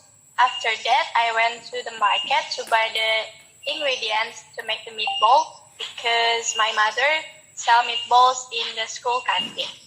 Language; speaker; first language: English; non-native, learner; Indonesian